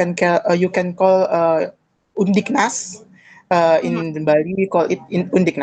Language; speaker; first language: English; non-native, learner; Indonesian